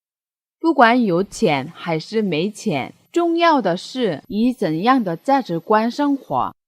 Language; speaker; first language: Chinese; non-native, fluent; Korean